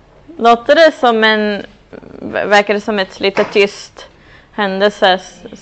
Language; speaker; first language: Swedish; non-native, fluent; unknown